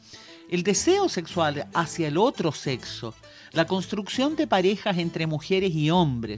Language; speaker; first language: Spanish; native; Spanish